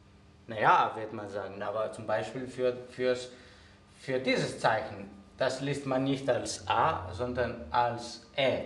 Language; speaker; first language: German; non-native, fluent; Greek